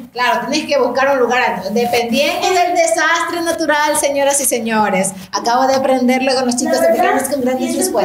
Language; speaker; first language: Spanish; native; Spanish